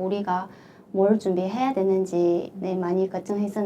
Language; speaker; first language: Korean; non-native, fluent; Chinese